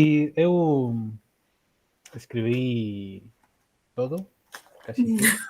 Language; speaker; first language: Portuguese; non-native, learner; Spanish